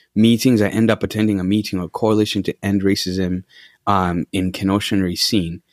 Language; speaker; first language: English; non-native, local second language; Ganda